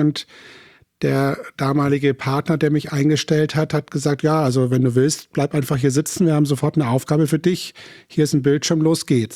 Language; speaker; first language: German; native; German